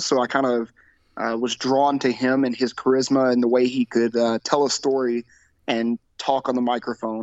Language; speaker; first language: English; native; English